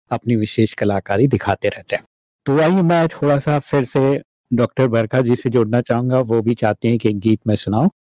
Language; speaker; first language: Hindi; native; Hindi